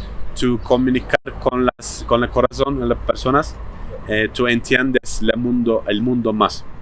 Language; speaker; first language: Spanish; non-native, learner; Turkish